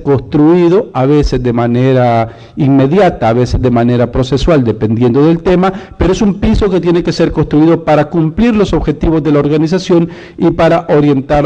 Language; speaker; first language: Spanish; native; Spanish